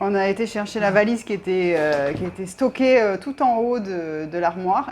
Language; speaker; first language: French; native; French